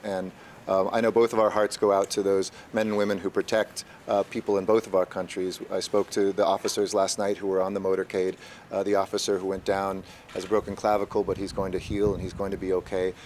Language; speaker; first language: English; native; English